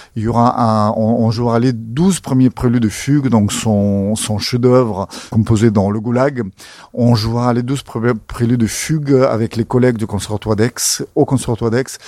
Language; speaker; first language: French; non-native, fluent; Russian